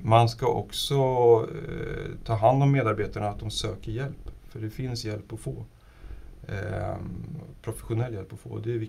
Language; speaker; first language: Swedish; non-native, fluent; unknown